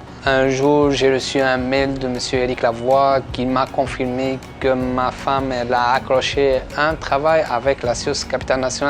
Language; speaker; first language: French; non-native, local second language; Arabic